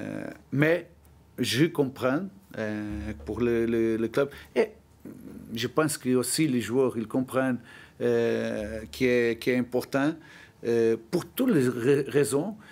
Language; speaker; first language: French; non-native, learner; Portuguese